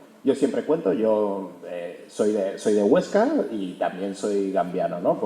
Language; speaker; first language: Spanish; early bilingual, other home language; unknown